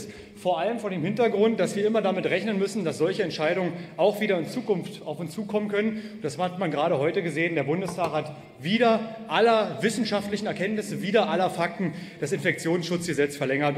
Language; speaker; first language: German; native; German